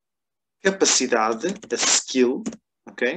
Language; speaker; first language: Portuguese; non-native, fluent; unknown